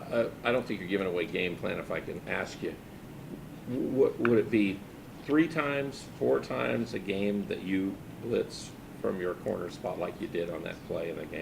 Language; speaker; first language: English; native; English